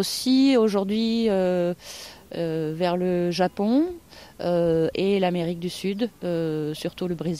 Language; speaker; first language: French; non-native, fluent; Norwegian